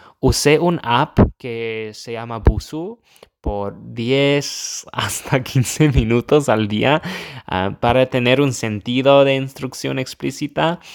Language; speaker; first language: Spanish; non-native, fluent; English